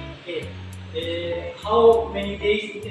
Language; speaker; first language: English; non-native, learner; Indonesian